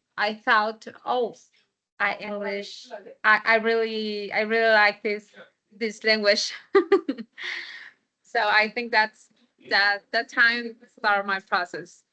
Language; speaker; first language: English; non-native, fluent; Spanish